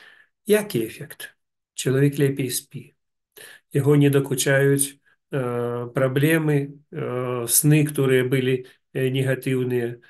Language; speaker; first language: Polish; non-native, learner; Russian